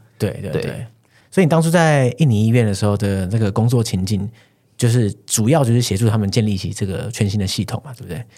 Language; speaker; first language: Chinese; native; Chinese